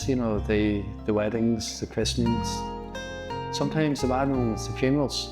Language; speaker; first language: English; native; English